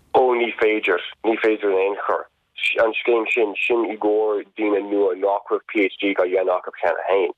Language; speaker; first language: Irish; non-native, fluent; English